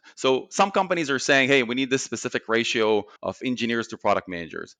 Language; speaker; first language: English; non-native, fluent; Hebrew